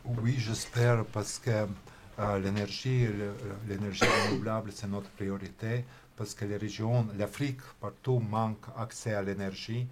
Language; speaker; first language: French; non-native, fluent; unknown